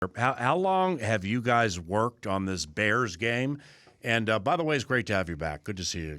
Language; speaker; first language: English; native; English